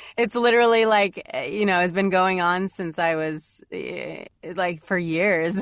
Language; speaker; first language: English; native; English